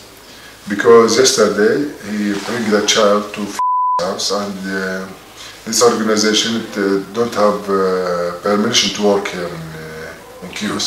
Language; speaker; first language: English; non-native, learner; Arabic